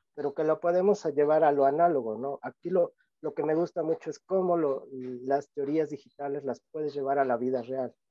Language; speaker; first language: Spanish; native; Spanish